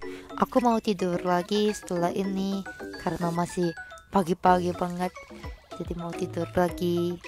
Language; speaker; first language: Indonesian; non-native, fluent; Japanese